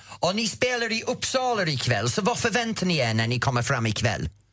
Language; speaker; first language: Swedish; non-native, fluent; English